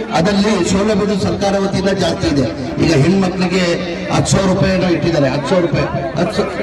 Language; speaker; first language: Kannada; non-native, local second language; Urdu